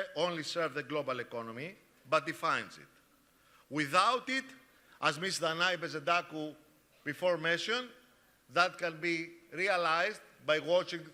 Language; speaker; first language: English; non-native, fluent; Greek